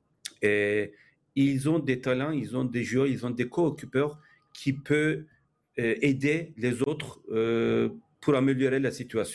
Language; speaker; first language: French; non-native, fluent; Turkish